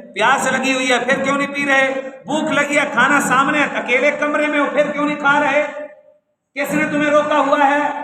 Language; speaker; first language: Urdu; non-native, local second language; Punjabi